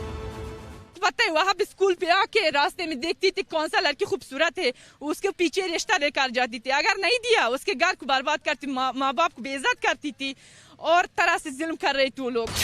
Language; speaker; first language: Hindi; non-native, learner; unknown